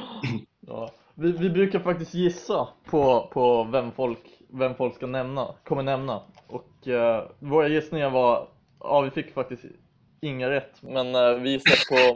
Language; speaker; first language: Swedish; native; Swedish